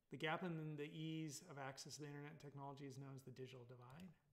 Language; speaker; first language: English; native; English